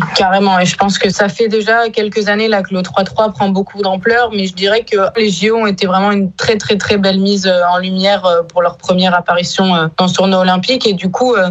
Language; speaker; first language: French; native; French